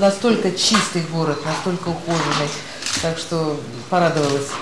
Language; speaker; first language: Russian; native; Russian